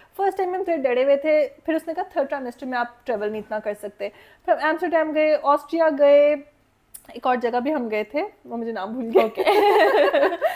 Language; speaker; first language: Urdu; native; Urdu